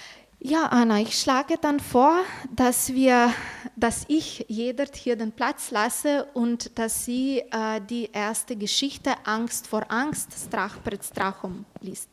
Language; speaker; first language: German; non-native, fluent; Slovenian